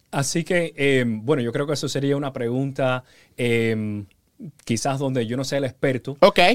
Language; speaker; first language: Spanish; early bilingual, heritage; Spanish